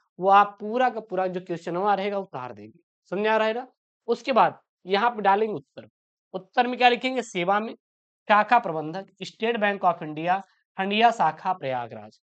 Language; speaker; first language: Hindi; native; Hindi